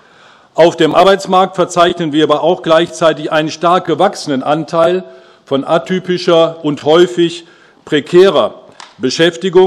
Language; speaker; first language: German; native; German